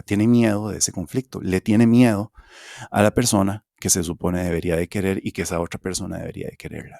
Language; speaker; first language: Spanish; native; Spanish